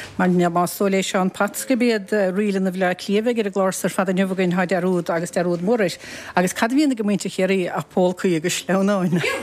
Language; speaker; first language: Irish; native; Irish